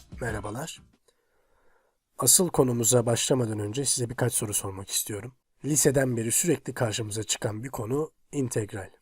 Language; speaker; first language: Turkish; native; Turkish